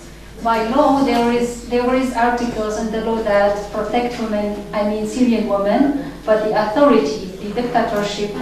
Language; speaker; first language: English; non-native, fluent; Arabic